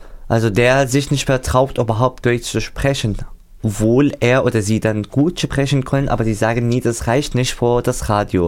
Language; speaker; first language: German; non-native, fluent; Arabic